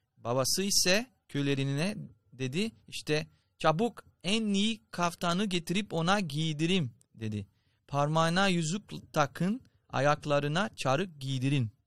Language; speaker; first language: Turkish; non-native, fluent; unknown